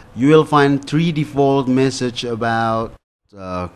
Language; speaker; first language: English; non-native, fluent; Indonesian